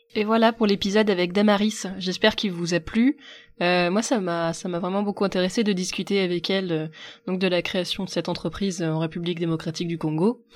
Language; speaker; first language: French; native; French